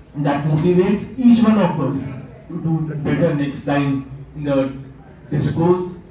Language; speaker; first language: English; non-native, local second language; Hindi